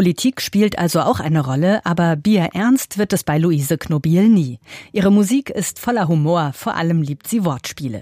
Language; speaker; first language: German; native; German